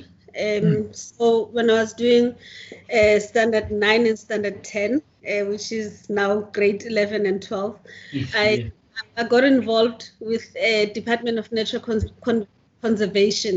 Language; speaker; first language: English; non-native, local second language; Zulu